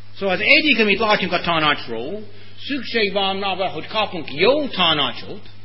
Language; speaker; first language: Hungarian; non-native, fluent; English